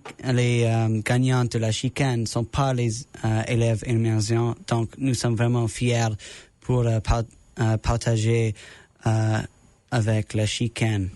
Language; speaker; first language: French; non-native, learner; English